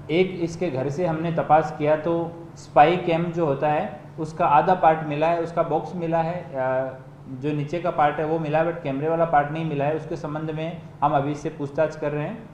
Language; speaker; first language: Hindi; non-native, local second language; Gujarati